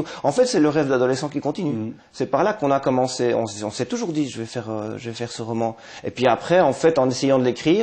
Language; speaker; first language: French; native; French